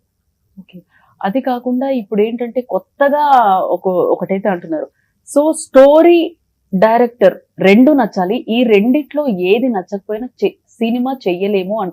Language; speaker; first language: Telugu; native; Telugu